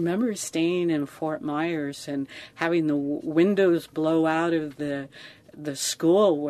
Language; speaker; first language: English; native; English